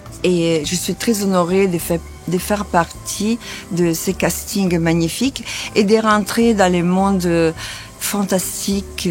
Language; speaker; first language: French; non-native, fluent; Italian